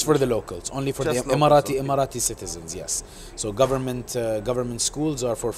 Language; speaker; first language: English; non-native, local second language; Arabic